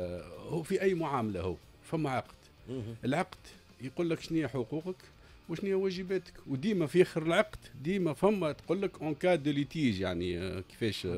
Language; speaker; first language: Arabic; native; Arabic